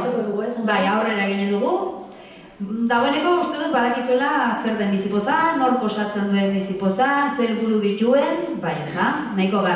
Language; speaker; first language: Basque; native; Basque